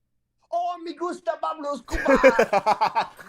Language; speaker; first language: Spanish; non-native, learner; Arabic